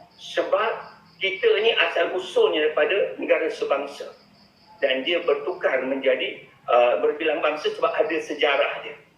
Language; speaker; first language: Malay; native; Malay